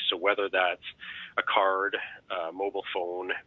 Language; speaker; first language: English; native; English